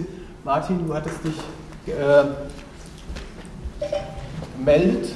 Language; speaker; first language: German; native; German